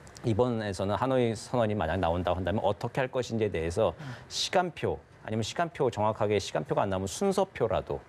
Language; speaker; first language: Korean; native; Korean